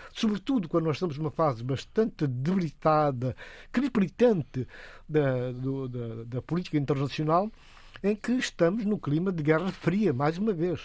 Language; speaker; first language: Portuguese; non-native, local second language; Upper Guinea Crioulo